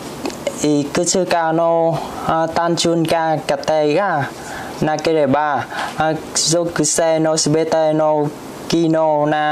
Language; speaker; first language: Japanese; non-native, learner; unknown